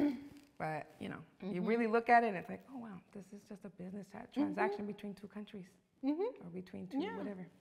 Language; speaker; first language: English; early bilingual, other home language; Spanish